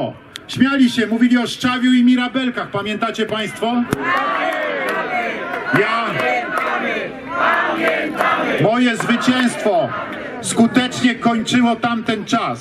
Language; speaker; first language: Polish; native; Polish